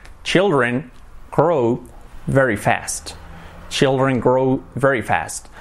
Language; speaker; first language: English; non-native, fluent; Spanish